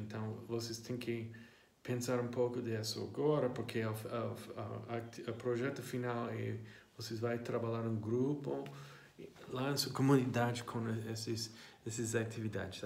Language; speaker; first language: Portuguese; non-native, fluent; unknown